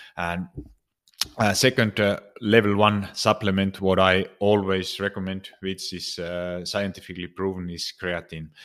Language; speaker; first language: English; non-native, fluent; Finnish